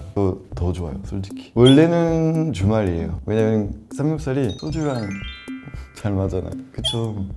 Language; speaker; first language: Korean; non-native, fluent; French